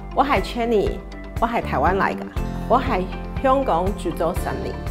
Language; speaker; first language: Cantonese; non-native, learner; Chinese